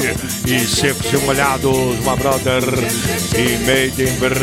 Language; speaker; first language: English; non-native, fluent; Portuguese